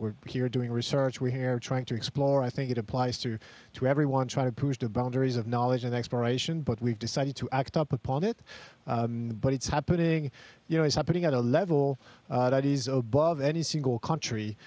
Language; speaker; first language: English; non-native, fluent; French